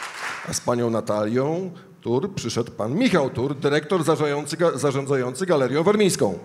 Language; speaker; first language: Polish; native; Polish